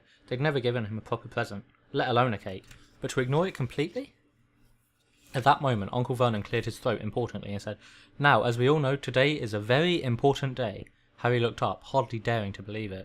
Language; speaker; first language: English; native; English